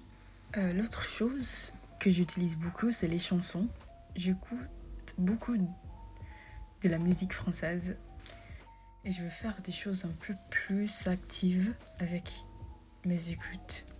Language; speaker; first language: French; non-native, fluent; English